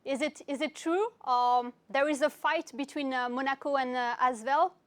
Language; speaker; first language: English; non-native, fluent; French